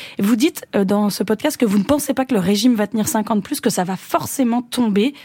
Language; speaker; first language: French; native; French